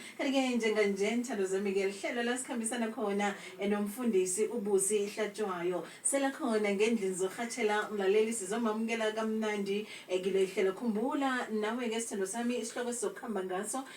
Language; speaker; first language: Zulu; non-native, local second language; South Ndebele